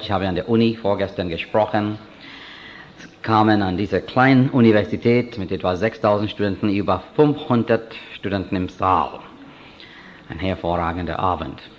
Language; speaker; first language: German; non-native, fluent; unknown